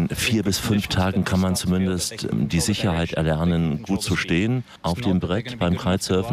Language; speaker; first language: German; native; German